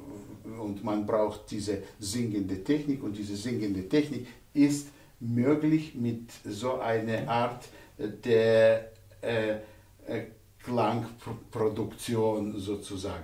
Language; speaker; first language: German; non-native, fluent; Russian